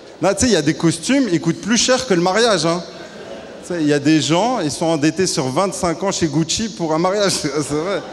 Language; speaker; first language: French; native; French